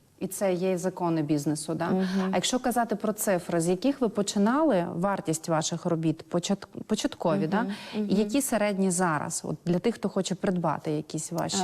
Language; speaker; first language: Ukrainian; native; Ukrainian